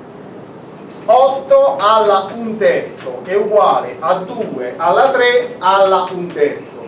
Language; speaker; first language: Italian; native; Italian